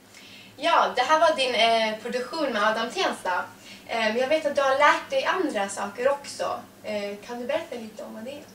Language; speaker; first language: Swedish; native; Swedish